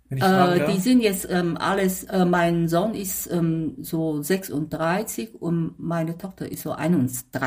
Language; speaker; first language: German; non-native, fluent; Chinese